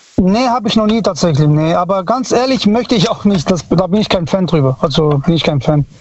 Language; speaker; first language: German; early bilingual, other home language; Italian